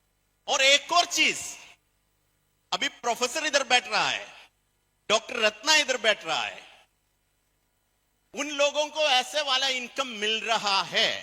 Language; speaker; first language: Hindi; non-native, fluent; Bangla